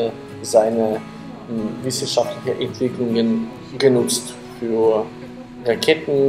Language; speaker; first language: German; non-native, fluent; Ukrainian